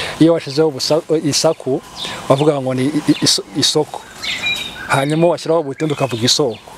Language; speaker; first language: Kinyarwanda; native; Kinyarwanda